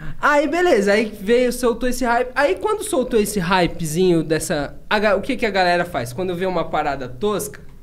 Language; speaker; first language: Portuguese; native; Portuguese